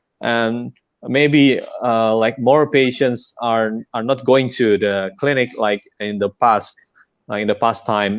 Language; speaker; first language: English; non-native, fluent; Indonesian